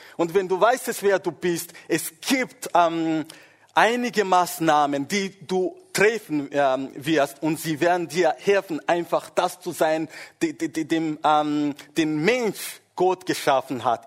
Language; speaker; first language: German; non-native, fluent; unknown